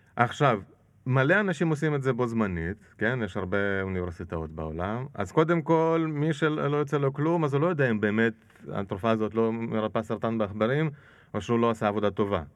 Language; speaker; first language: Hebrew; non-native, fluent; Russian